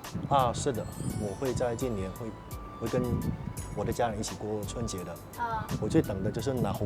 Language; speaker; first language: Chinese; non-native, fluent; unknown